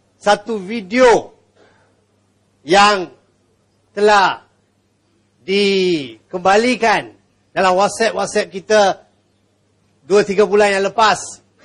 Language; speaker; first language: Malay; non-native, local second language; Tamil